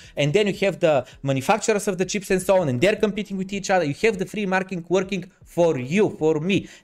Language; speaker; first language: English; non-native, fluent; Bulgarian